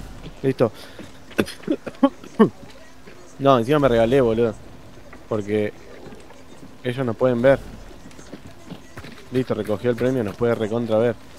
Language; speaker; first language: Spanish; native; Spanish